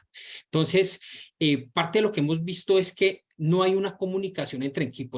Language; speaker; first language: Spanish; native; Spanish